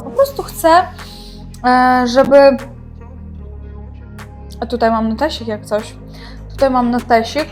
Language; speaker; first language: Polish; non-native, learner; Ukrainian